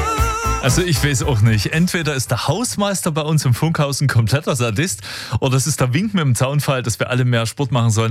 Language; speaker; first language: German; native; German